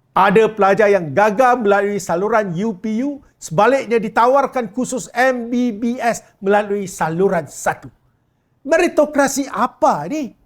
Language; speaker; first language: Malay; non-native, local second language; Chinese